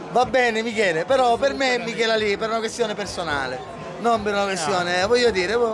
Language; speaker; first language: Italian; native; Italian